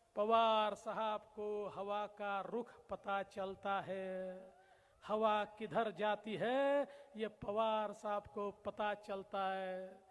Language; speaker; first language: Hindi; non-native, local second language; Marathi